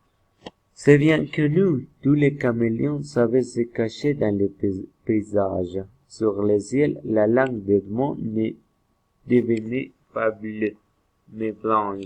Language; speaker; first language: French; non-native, learner; Spanish